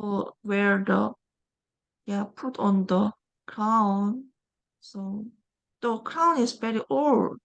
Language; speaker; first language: English; non-native, learner; Korean